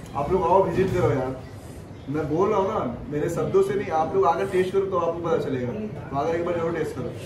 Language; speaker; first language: Hindi; native; Hindi